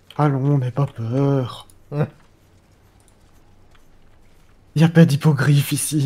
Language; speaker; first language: French; native; French